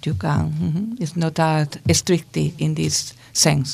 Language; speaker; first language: English; non-native, learner; Spanish